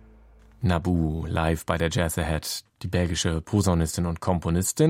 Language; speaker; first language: German; native; German